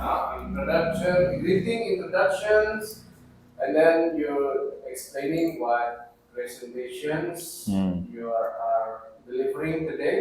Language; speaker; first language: English; non-native, fluent; Indonesian